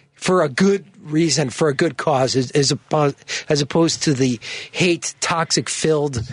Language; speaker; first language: English; native; English